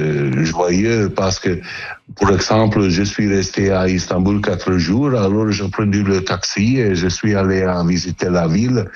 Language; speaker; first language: French; non-native, learner; Italian